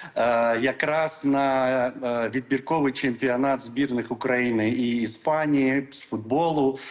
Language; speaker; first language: Ukrainian; non-native, local second language; Crimean Tatar